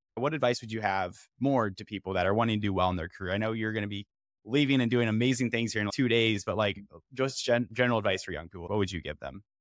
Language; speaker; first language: English; native; English